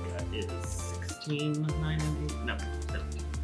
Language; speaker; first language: English; native; English